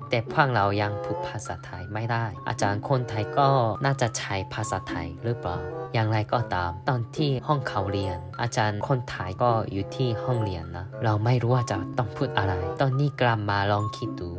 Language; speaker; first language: Thai; non-native, fluent; Korean